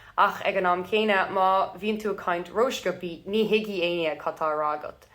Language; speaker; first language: Irish; non-native, local second language; English